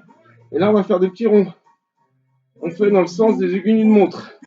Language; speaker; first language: French; native; French